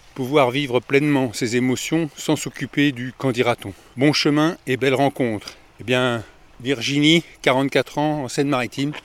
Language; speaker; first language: French; native; French